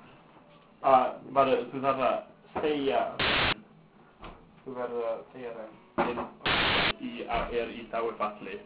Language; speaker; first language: Icelandic; non-native, learner; English